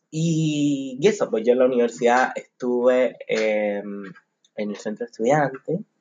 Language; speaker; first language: Spanish; native; Spanish